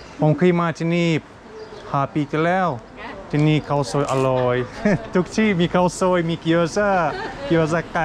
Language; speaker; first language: Thai; non-native, learner; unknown